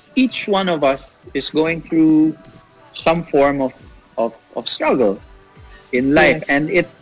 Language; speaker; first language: English; non-native, local second language; Filipino